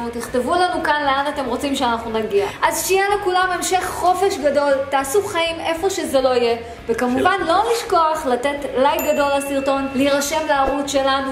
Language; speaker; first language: Hebrew; native; Hebrew